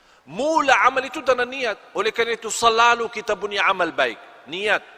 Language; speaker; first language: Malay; non-native, fluent; Arabic